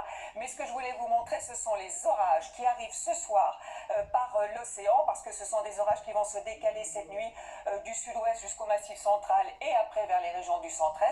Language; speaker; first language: French; native; French